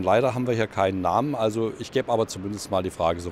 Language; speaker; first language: German; native; German